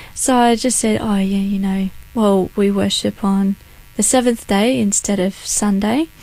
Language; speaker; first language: English; native; English